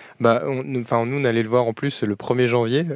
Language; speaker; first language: French; native; French